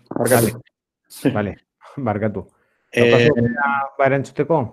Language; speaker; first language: Basque; non-native, local second language; Spanish